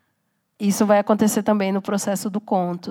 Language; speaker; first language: Portuguese; native; Portuguese